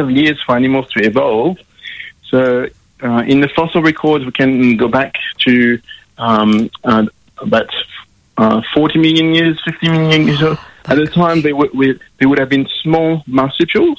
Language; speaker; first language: English; non-native, fluent; French